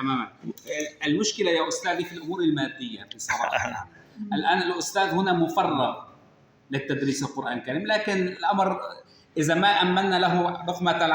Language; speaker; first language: Arabic; native; Arabic